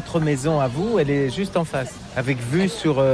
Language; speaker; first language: French; native; French